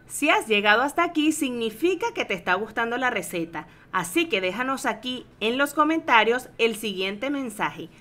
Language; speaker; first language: Spanish; native; Spanish